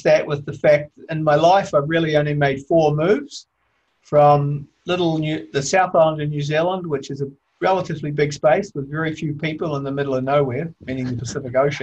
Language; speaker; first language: English; native; English